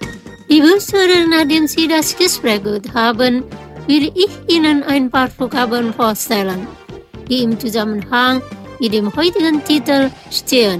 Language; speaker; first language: German; non-native, fluent; Indonesian